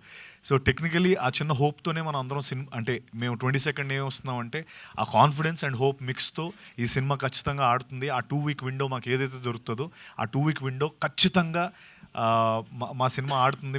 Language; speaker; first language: Telugu; native; Telugu